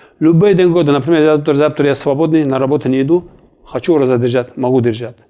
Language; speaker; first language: Russian; non-native, local second language; Kumyk